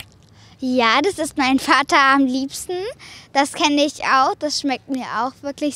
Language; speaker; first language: German; native; German